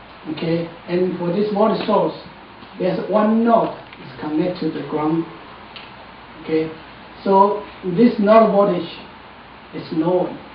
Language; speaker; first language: English; non-native, fluent; Chinese